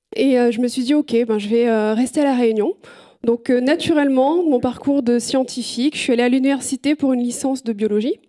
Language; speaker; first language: French; native; French